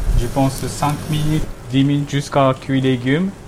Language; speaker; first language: French; non-native, learner; Japanese